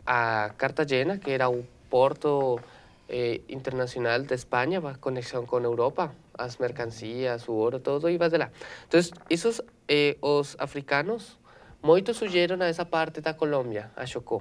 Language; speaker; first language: Portuguese; non-native, learner; Spanish